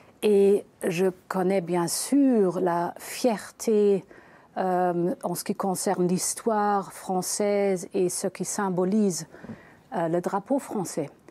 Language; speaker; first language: French; non-native, fluent; German